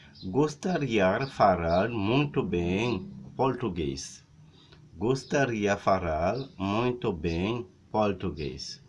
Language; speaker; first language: Portuguese; non-native, learner; Haitian Creole